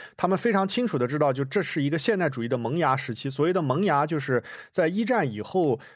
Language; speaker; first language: Chinese; native; Chinese